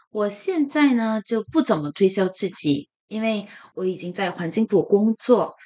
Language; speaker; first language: Chinese; non-native, fluent; Korean